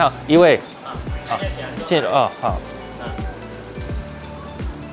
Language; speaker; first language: Chinese; non-native, learner; English